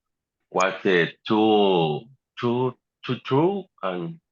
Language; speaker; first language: English; non-native, learner; Spanish